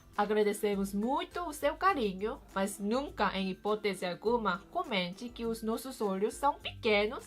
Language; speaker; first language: Portuguese; non-native, fluent; Korean